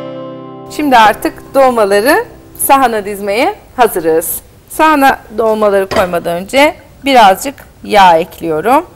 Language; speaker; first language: Turkish; native; Turkish